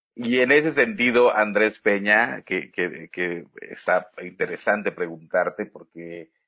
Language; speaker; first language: Spanish; native; Spanish